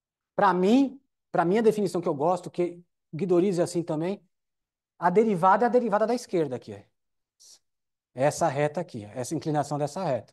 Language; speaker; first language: Portuguese; native; Portuguese